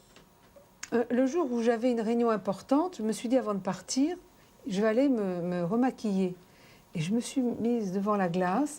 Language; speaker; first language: French; native; French